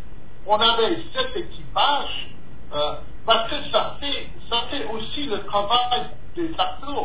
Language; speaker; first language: French; non-native, fluent; English